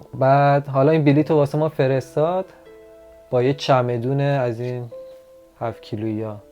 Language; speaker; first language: Persian; non-native, local second language; Azerbaijani